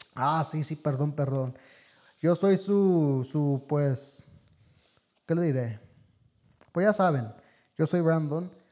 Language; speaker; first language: Spanish; early bilingual, heritage; Spanish